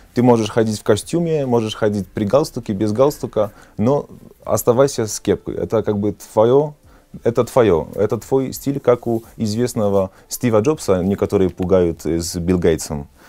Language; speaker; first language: Russian; non-native, fluent; Polish